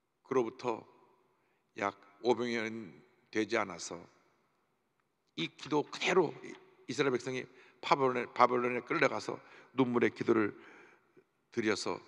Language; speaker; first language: Korean; native; Korean